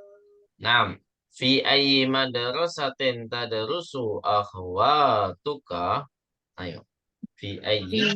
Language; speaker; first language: Arabic; non-native, fluent; Indonesian